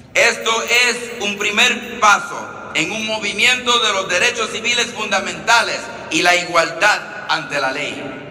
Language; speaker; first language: Spanish; early bilingual, other home language; English